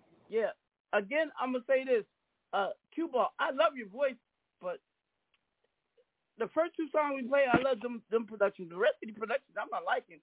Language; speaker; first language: English; native; English